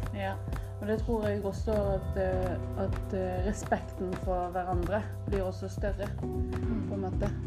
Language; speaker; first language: Norwegian; non-native, fluent; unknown